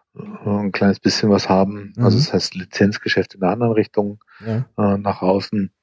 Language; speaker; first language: German; non-native, fluent; English